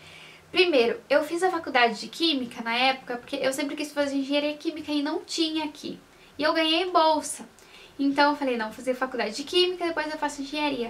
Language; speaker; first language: Portuguese; native; Portuguese